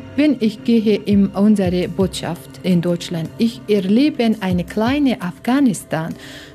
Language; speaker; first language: German; non-native, learner; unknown